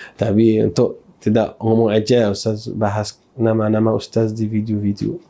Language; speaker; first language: Malay; non-native, fluent; Arabic